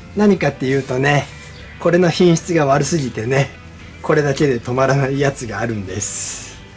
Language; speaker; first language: Japanese; native; Japanese